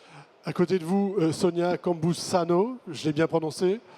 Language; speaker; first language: French; native; French